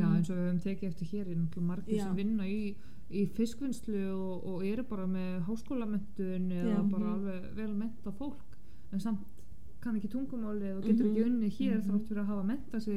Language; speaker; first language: Icelandic; non-native, fluent; Polish